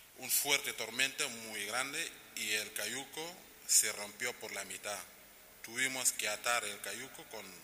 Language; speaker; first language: Spanish; non-native, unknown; Wolof